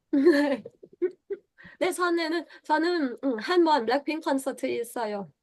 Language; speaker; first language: Korean; non-native, learner; Thai